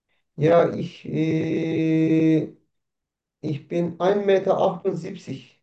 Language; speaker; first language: German; non-native, learner; Turkish